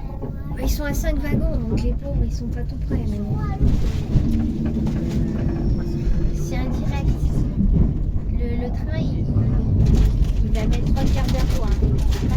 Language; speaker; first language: French; native; French